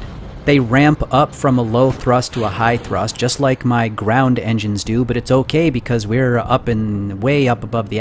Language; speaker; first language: English; native; English